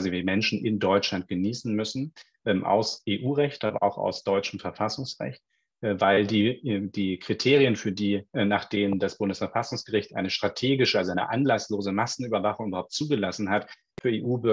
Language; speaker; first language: German; native; German